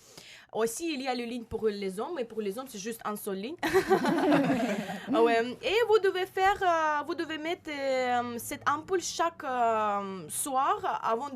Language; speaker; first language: French; non-native, learner; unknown